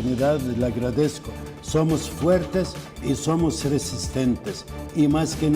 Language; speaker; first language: Spanish; non-native, fluent; Arabic